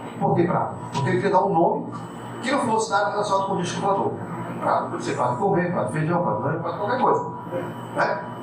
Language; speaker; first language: Portuguese; native; Portuguese